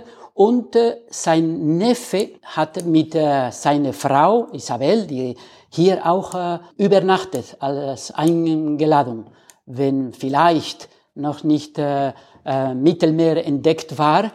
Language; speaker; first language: German; non-native, fluent; Spanish